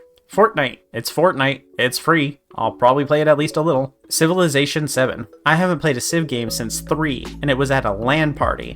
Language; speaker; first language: English; native; English